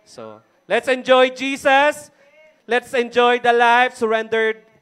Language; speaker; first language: English; non-native, local second language; Filipino